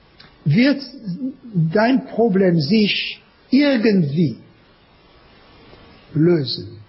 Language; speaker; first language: German; non-native, learner; French